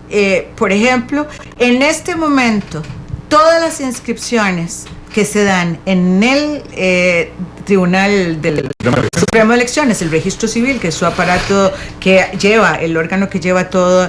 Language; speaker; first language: Spanish; native; Spanish